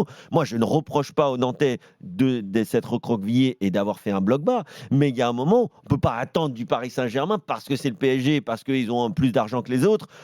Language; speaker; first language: French; native; French